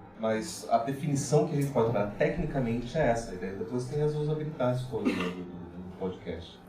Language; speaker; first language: Portuguese; native; Portuguese